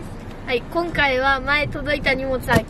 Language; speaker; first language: Japanese; early bilingual, other home language; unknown